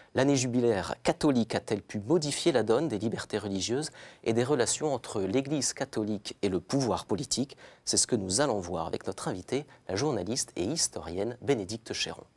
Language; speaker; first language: French; native; French